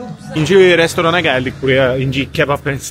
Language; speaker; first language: Turkish; native; Turkish